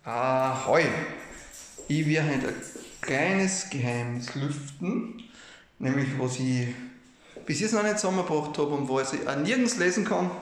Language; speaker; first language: German; native; German